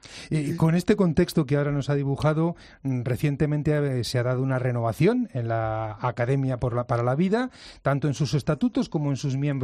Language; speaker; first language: Spanish; native; Spanish